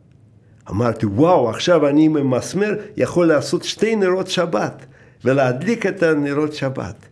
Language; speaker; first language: Hebrew; non-native, fluent; Russian